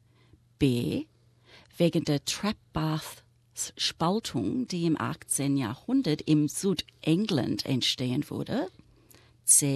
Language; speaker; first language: German; non-native, fluent; English